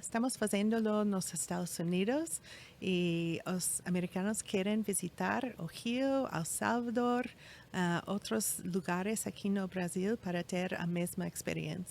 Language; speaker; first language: Portuguese; non-native, fluent; English